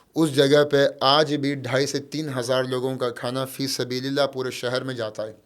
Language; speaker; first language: Urdu; early bilingual, heritage; Arabic